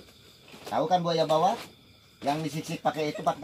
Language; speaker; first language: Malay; non-native, local second language; Sundanese